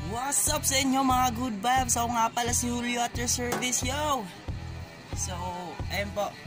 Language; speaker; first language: Filipino; native; Filipino